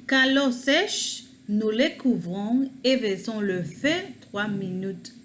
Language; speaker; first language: French; non-native, learner; Spanish